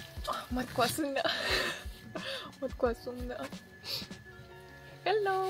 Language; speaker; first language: Vietnamese; non-native, learner; Russian